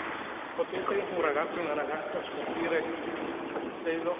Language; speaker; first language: Italian; native; Italian